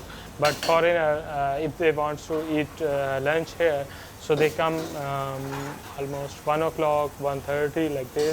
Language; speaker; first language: English; non-native, learner; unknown